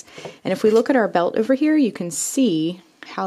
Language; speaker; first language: English; native; English